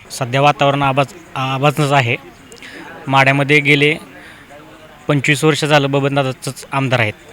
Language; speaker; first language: Marathi; native; Marathi